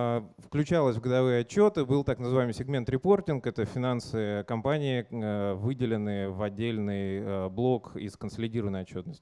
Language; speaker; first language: Russian; native; Russian